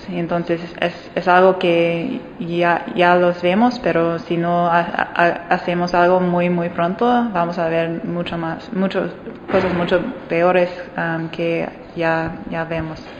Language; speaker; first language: Spanish; non-native, fluent; English